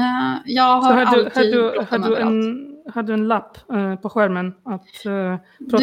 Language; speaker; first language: Swedish; non-native, learner; Polish